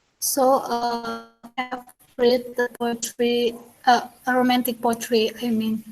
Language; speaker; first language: English; non-native, learner; Indonesian